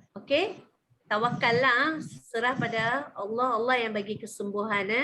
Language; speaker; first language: Malay; native; Malay